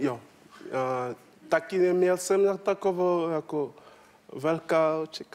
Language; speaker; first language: Czech; non-native, learner; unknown